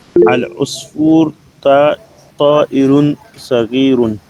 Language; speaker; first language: Arabic; non-native, learner; French